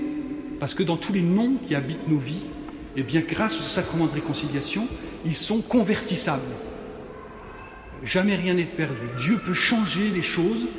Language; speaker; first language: French; native; French